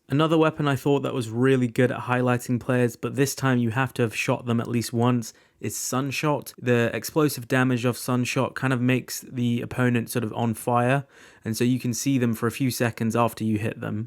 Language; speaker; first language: English; native; English